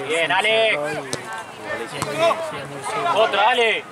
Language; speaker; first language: Spanish; native; Spanish